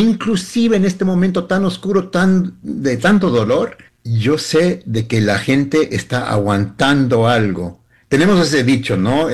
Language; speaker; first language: Spanish; early bilingual, heritage; Spanish